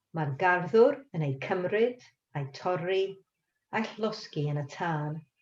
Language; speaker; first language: Welsh; non-native, local second language; English